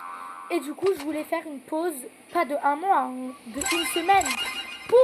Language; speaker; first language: French; native; French